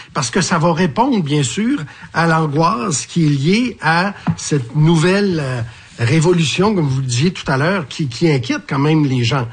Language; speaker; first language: French; native; French